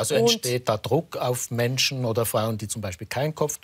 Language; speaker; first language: German; native; German